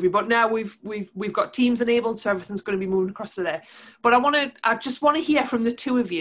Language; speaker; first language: English; native; English